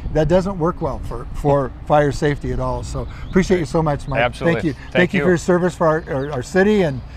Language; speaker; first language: English; native; English